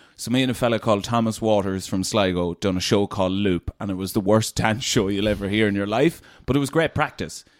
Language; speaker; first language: English; native; English